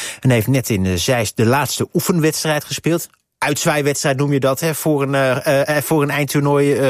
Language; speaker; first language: Dutch; native; Dutch